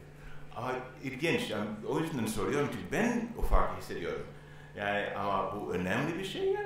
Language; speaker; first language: Turkish; non-native, learner; English